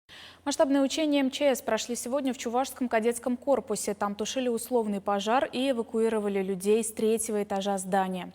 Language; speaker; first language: Russian; native; Russian